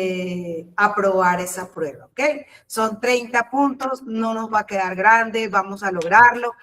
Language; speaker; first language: Spanish; native; Spanish